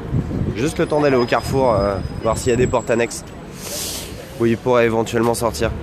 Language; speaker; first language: French; native; French